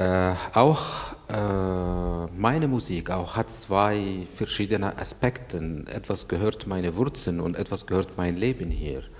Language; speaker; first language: German; non-native, learner; Arabic